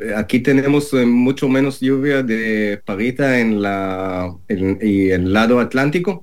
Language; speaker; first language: Spanish; non-native, learner; Hebrew